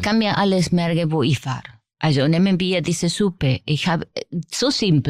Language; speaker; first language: German; non-native, fluent; Spanish